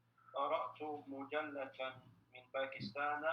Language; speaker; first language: Arabic; non-native, learner; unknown